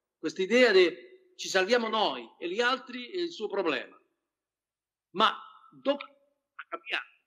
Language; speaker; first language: Italian; non-native, fluent; Spanish